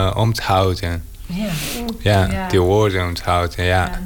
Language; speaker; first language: Dutch; non-native, learner; Persian